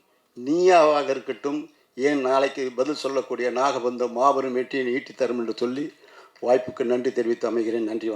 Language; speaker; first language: Tamil; native; Tamil